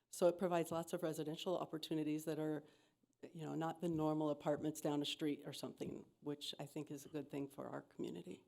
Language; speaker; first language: English; native; English